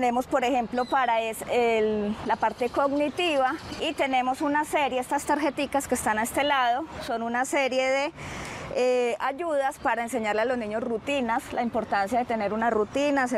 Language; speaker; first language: Spanish; native; Spanish